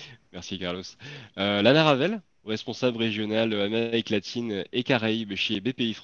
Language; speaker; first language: French; native; French